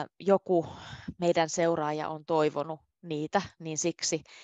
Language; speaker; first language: Finnish; native; Finnish